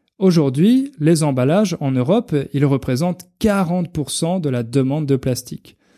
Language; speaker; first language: French; native; French